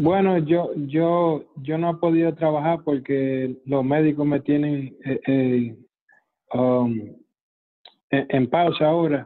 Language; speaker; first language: Spanish; early bilingual, other home language; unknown